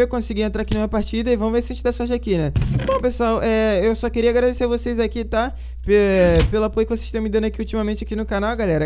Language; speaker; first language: Portuguese; native; Portuguese